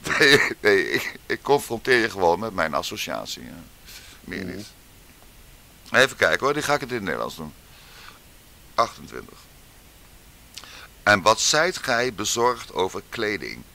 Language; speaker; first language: Dutch; native; Dutch